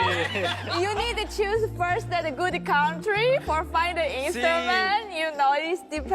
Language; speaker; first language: English; non-native, learner; Chinese